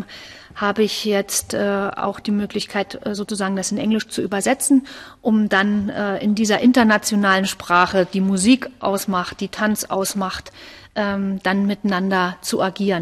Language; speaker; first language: German; native; German